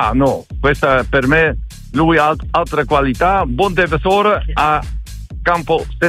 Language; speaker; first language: Italian; non-native, learner; Dutch